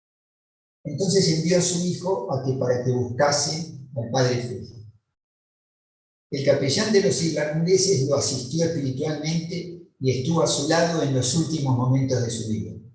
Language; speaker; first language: Spanish; native; Spanish